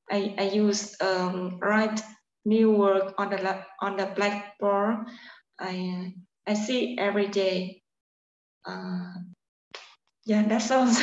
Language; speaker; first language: English; non-native, learner; Vietnamese